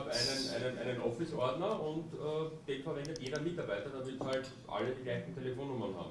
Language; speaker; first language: German; native; German